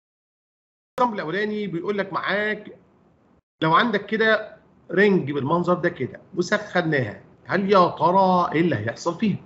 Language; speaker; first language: Arabic; native; Arabic